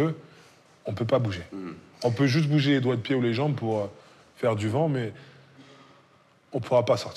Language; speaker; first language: French; native; French